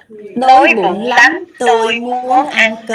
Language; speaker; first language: Vietnamese; non-native, learner; Khmer